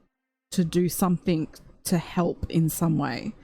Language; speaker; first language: English; native; English